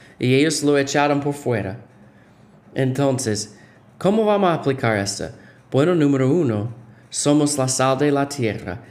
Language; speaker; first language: Spanish; non-native, fluent; English